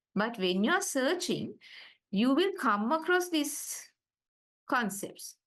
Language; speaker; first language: English; non-native, local second language; Sinhala